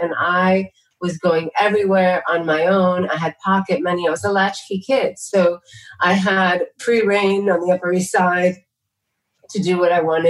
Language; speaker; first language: English; early bilingual, other home language; Tamil